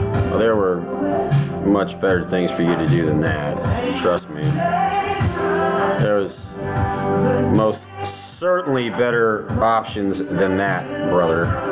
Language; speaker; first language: English; native; English